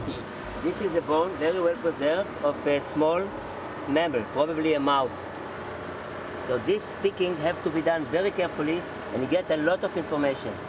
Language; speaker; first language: English; non-native, fluent; Hebrew